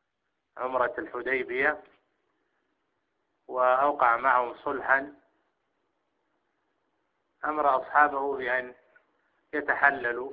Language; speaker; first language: Arabic; native; Arabic